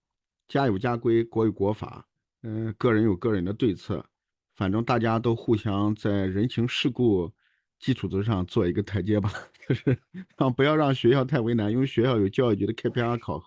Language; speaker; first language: Chinese; native; Chinese